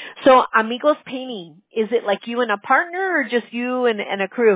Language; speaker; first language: English; early bilingual, other home language; Spanish